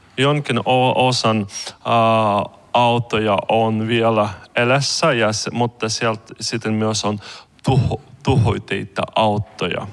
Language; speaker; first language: Finnish; non-native, learner; Ukrainian